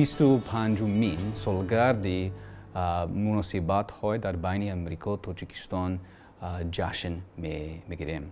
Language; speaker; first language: Persian; non-native, learner; English